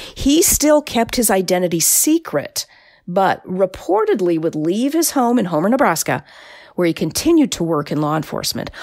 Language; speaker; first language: English; native; English